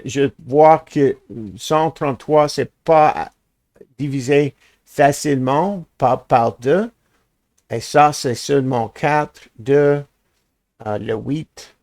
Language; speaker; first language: French; non-native, learner; English